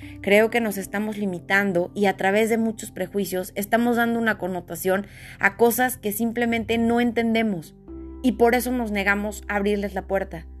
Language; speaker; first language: Spanish; native; Spanish